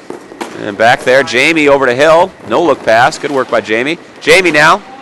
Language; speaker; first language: English; native; English